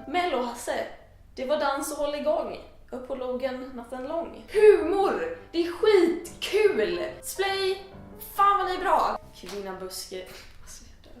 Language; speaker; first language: Swedish; native; Swedish